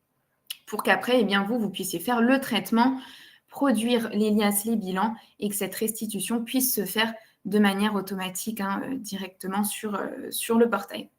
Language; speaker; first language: French; native; French